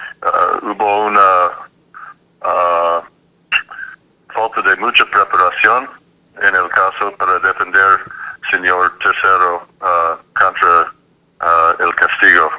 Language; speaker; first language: Spanish; non-native, fluent; English